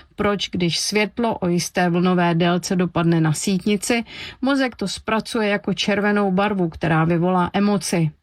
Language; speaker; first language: Czech; native; Czech